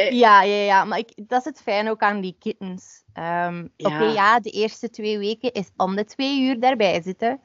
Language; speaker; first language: Dutch; native; Dutch